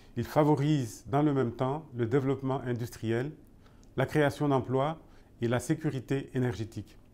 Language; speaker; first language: French; non-native, local second language; Comorian